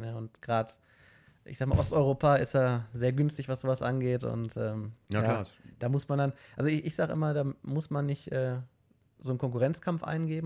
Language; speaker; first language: German; native; German